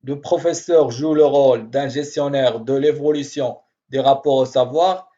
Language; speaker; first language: French; non-native, local second language; Arabic